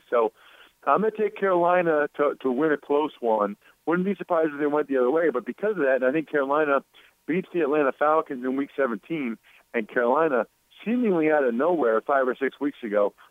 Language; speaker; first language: English; native; English